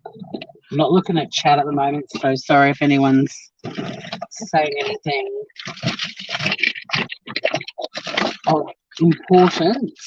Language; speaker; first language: English; native; English